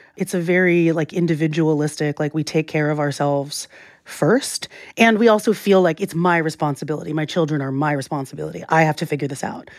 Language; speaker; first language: English; native; English